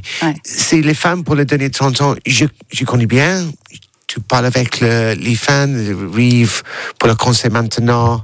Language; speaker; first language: French; non-native, learner; English